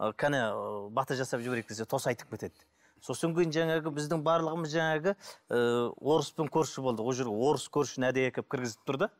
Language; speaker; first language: Kazakh; native; Kazakh